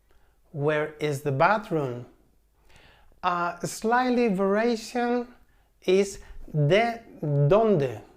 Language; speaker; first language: English; non-native, fluent; Spanish